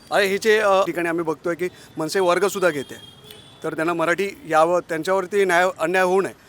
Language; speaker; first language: Marathi; native; Marathi